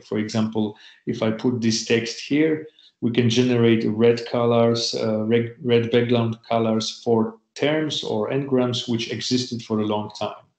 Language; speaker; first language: English; non-native, fluent; Polish